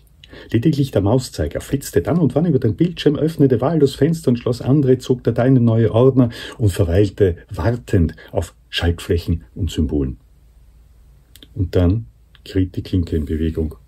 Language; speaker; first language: German; native; German